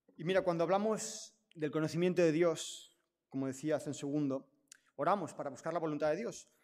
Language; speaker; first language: Spanish; non-native, local second language; Catalan